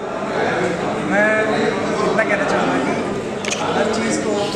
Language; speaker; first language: Hindi; native; Hindi